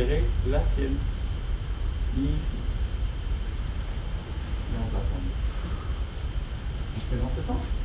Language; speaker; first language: French; native; French